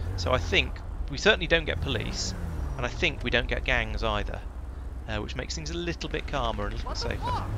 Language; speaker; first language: English; native; English